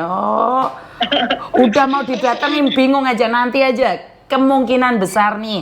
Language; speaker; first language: Indonesian; non-native, local second language; Javanese